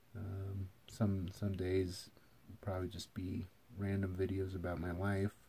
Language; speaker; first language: English; native; English